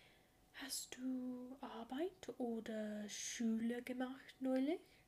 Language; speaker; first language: German; non-native, learner; English